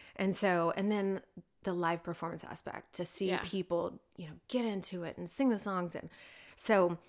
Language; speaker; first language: English; native; English